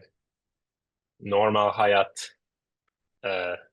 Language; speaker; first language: Turkish; non-native, learner; English